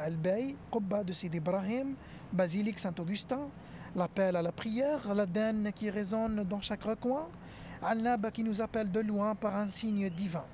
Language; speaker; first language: French; non-native, local second language; Arabic